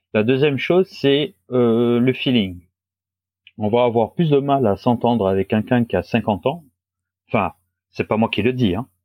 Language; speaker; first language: French; non-native, local second language; Wolof